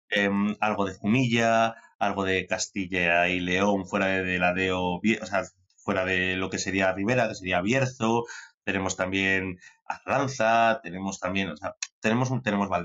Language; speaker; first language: Spanish; native; Spanish